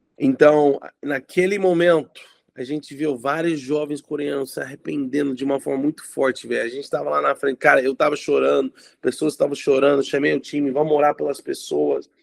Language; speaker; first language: Portuguese; non-native, fluent; English